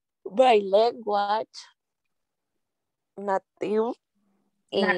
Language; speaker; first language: English; non-native, learner; Spanish